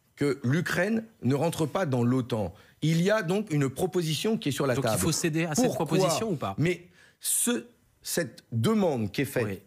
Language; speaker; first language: French; native; French